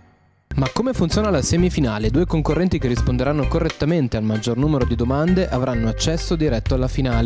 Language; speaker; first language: Italian; native; Italian